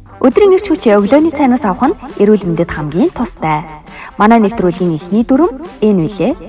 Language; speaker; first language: Mongolian; native; Mongolian